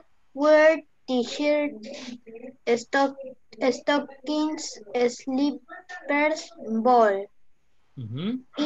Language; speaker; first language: English; non-native, learner; Spanish